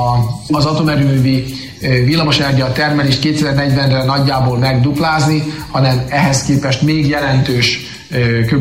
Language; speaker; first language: Hungarian; native; Hungarian